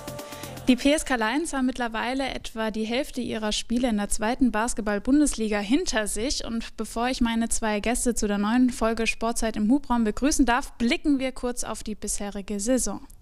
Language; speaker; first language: German; native; German